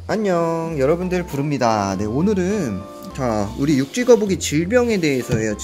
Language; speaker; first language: Korean; native; Korean